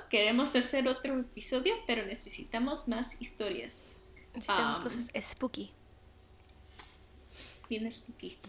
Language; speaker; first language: Spanish; early bilingual, heritage; Spanish